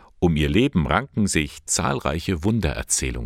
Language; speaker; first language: German; native; German